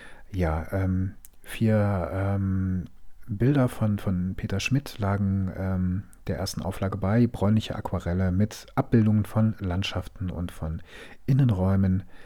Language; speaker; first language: German; native; German